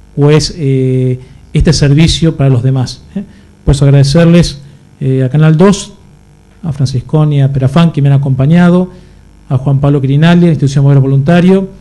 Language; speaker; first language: Spanish; native; Spanish